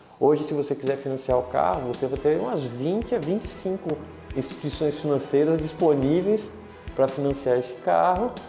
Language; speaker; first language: Portuguese; native; Portuguese